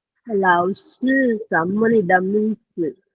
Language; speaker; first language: Chinese; non-native, learner; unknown